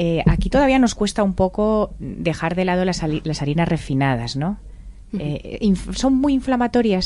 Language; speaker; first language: Spanish; native; Spanish